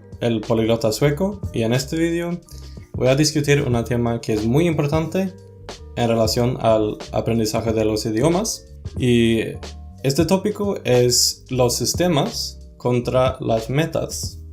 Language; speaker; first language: Spanish; non-native, fluent; Swedish